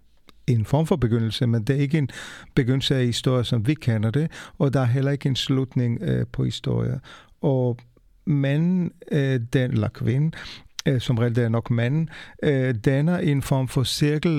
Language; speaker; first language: Danish; non-native, fluent; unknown